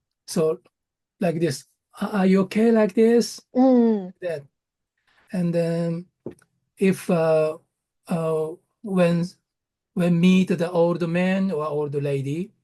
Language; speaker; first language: English; non-native, learner; Japanese